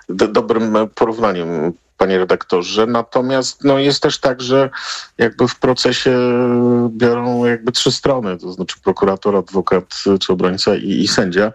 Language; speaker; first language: Polish; native; Polish